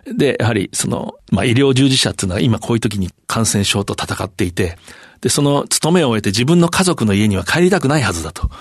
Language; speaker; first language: Japanese; native; Japanese